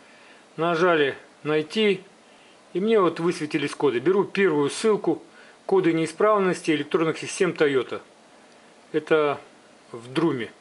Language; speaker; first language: Russian; native; Russian